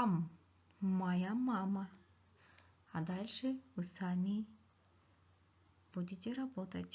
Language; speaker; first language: Russian; non-native, local second language; Kyrgyz